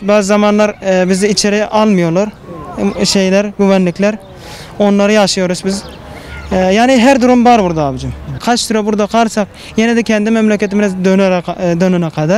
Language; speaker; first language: Turkish; non-native, fluent; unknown